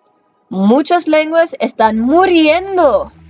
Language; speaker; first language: Spanish; non-native, learner; English